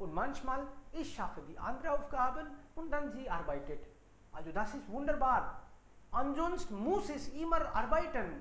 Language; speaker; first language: German; non-native, fluent; Hindi